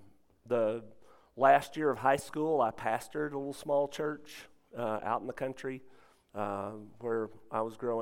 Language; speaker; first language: English; native; English